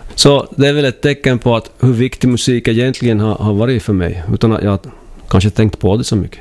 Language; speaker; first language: Swedish; native; Swedish